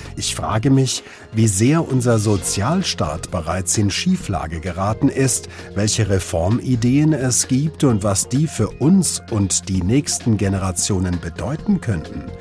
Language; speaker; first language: German; native; German